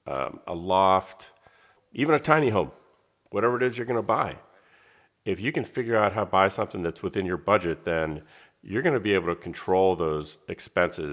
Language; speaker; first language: English; native; English